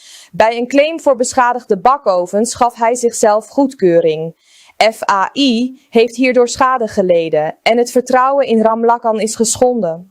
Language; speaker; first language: Dutch; native; Dutch